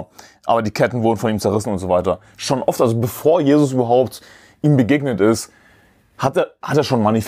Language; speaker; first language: German; native; German